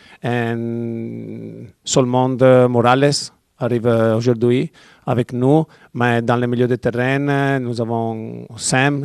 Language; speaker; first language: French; non-native, learner; Italian